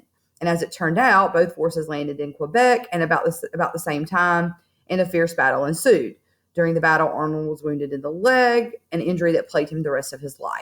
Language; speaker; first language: English; native; English